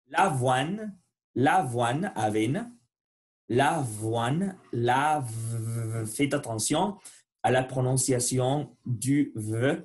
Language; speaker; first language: French; non-native, learner; Spanish